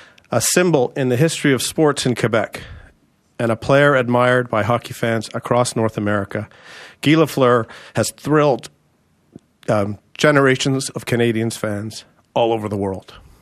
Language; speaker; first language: English; early bilingual, other home language; French